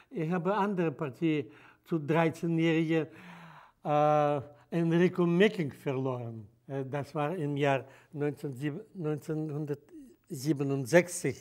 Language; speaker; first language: German; non-native, fluent; Russian